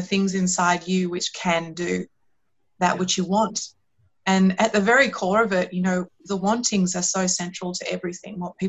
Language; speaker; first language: English; native; English